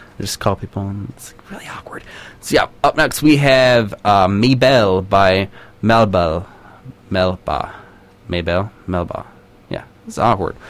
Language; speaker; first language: English; native; English